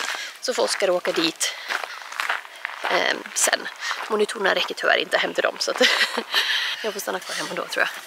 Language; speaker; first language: Swedish; native; Swedish